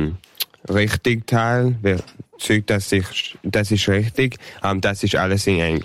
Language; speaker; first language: German; early bilingual, heritage; English